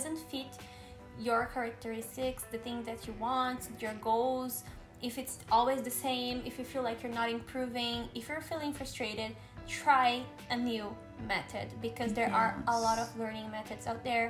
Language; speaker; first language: English; non-native, fluent; Portuguese